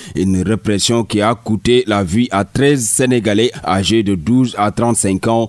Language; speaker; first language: French; non-native, local second language; Wolof